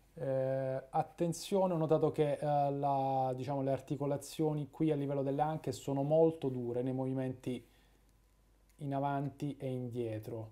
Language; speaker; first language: Italian; native; Italian